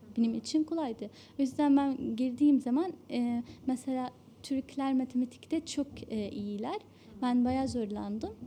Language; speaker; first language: Turkish; non-native, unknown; Arabic